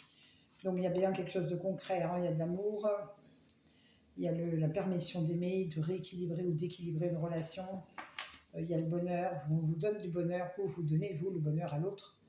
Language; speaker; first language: French; native; French